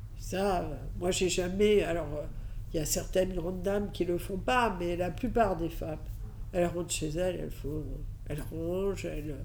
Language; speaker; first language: French; early bilingual, other home language; Catalan